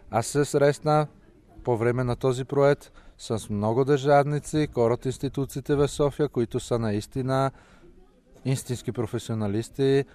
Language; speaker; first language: Bulgarian; non-native, fluent; Italian